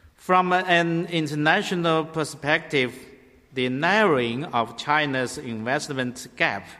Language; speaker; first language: English; non-native, learner; Chinese